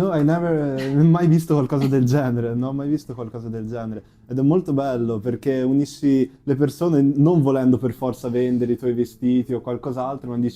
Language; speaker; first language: Italian; native; Italian